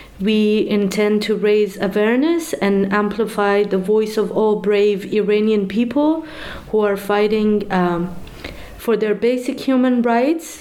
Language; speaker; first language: English; non-native, fluent; Persian